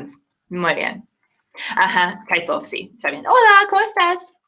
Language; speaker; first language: Spanish; non-native, fluent; English